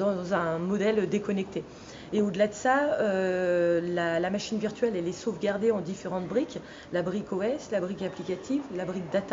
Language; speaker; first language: French; native; French